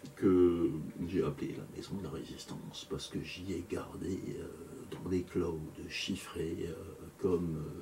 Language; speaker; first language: French; native; French